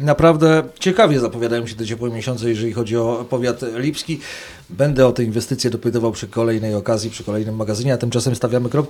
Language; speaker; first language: Polish; native; Polish